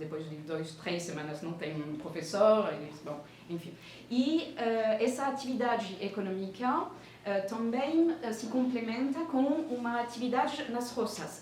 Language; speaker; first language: Portuguese; non-native, fluent; French